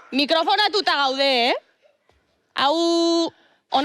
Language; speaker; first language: Basque; native; Basque